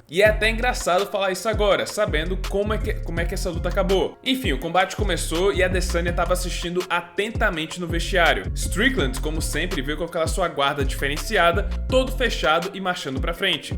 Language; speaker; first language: Portuguese; native; Portuguese